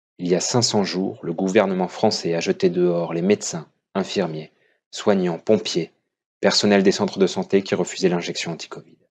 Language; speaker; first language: French; native; French